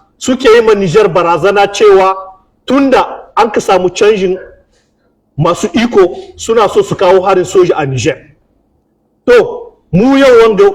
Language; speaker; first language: Hausa; native; Hausa